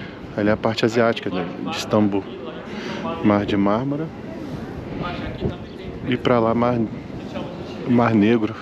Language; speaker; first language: Portuguese; native; Portuguese